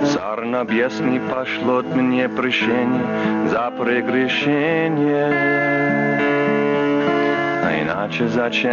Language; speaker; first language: Russian; non-native, learner; English